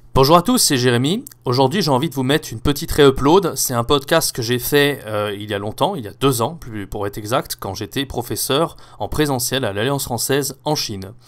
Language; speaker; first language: French; native; French